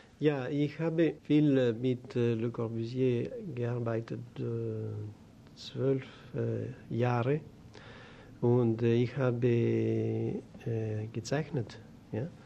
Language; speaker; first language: German; non-native, learner; Greek